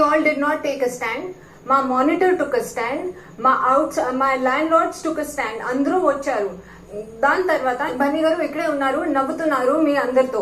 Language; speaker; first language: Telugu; non-native, learner; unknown